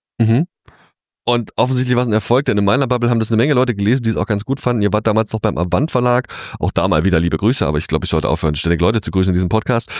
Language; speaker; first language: German; native; German